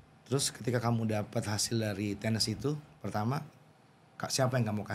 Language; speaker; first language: Indonesian; native; Indonesian